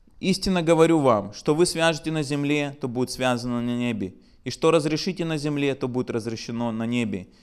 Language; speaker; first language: Russian; native; Russian